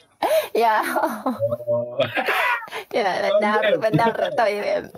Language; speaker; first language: Indonesian; non-native, learner; Vietnamese